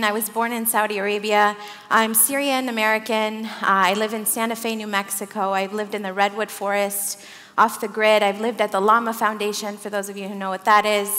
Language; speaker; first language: English; early bilingual, other home language; Arabic